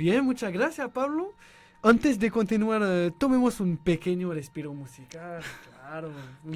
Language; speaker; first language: Spanish; non-native, learner; French